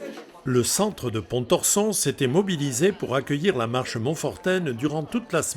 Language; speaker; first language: French; native; French